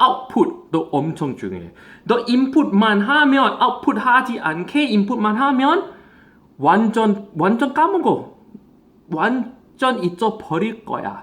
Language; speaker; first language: Korean; non-native, fluent; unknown